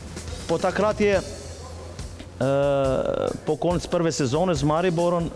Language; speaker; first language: Slovenian; non-native, fluent; Albanian